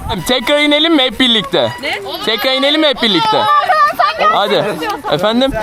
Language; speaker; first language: Turkish; native; Turkish